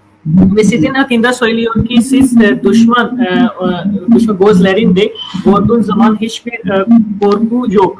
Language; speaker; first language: Turkish; non-native, fluent; Urdu